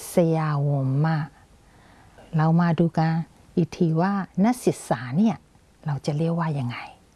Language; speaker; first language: Thai; non-native, fluent; Burmese